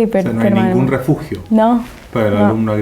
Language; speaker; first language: Spanish; native; Spanish